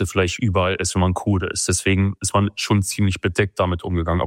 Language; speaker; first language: German; early bilingual, other home language; Kurdish